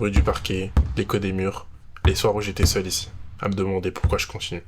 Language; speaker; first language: French; native; French